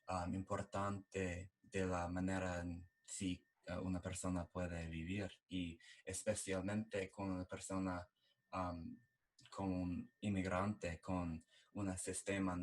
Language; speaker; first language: Spanish; non-native, learner; English